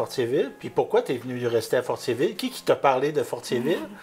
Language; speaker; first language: French; native; French